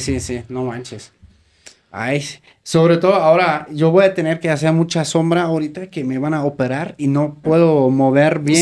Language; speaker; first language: Spanish; native; Spanish